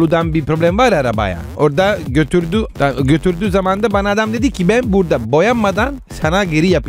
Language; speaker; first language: Turkish; non-native, fluent; Italian